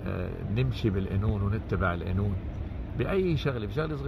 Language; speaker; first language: Arabic; native; Arabic